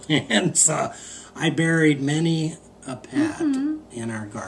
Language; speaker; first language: English; native; English